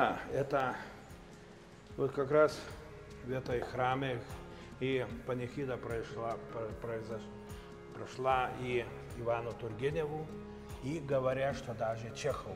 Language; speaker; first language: Russian; non-native, local second language; Lithuanian